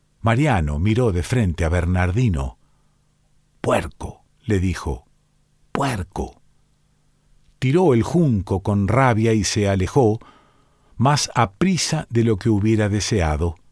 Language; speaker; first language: Spanish; native; Spanish